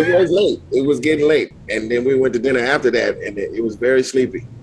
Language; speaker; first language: English; native; English